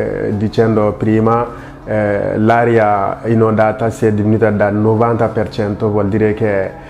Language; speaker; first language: Italian; non-native, fluent; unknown